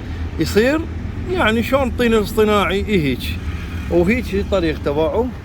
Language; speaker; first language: Arabic; native; Arabic